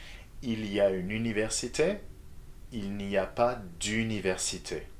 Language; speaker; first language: French; non-native, fluent; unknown